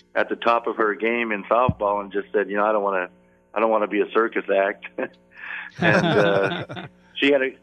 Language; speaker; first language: English; native; English